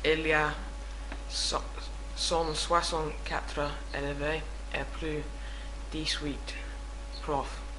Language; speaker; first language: French; non-native, learner; English